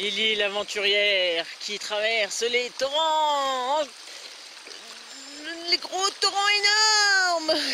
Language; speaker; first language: French; native; French